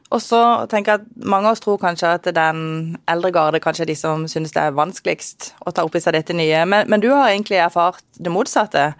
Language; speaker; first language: Norwegian; native; Norwegian